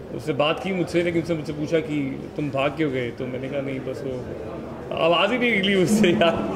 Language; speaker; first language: Hindi; native; Hindi